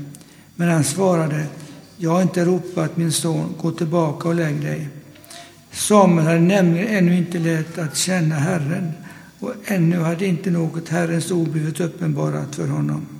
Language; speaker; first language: Swedish; native; Swedish